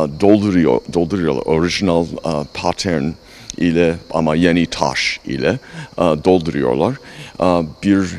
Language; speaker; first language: Turkish; non-native, learner; English